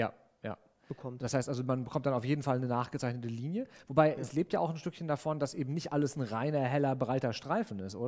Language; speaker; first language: German; native; German